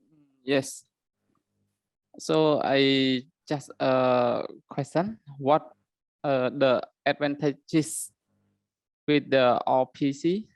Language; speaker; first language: English; non-native, learner; Khmer